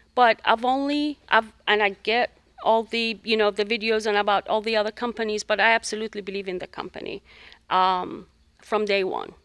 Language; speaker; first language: English; non-native, fluent; Arabic